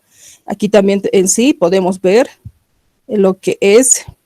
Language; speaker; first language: Spanish; native; Spanish